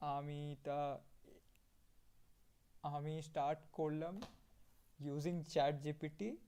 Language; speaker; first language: Bangla; non-native, learner; Hindi